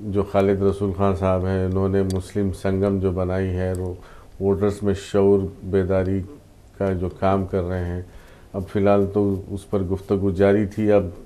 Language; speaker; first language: Hindi; non-native, local second language; Urdu